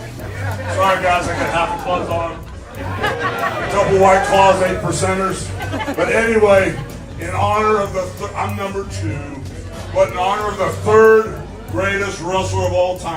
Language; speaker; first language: English; native; English